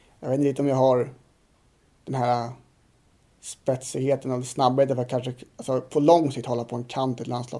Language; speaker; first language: Swedish; native; Swedish